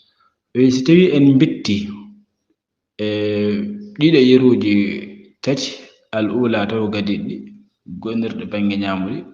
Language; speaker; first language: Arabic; non-native, fluent; Fula